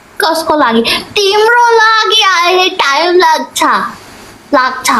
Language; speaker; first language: Nepali; non-native, learner; Hindi